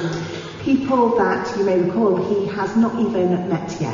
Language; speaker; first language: English; non-native, local second language; Telugu